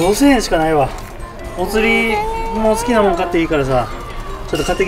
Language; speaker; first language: Japanese; native; Japanese